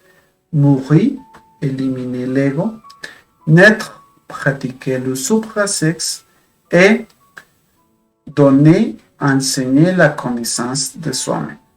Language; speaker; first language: French; non-native, fluent; Spanish